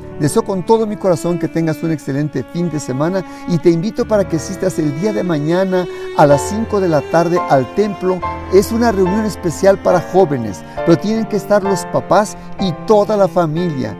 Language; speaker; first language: Spanish; native; Spanish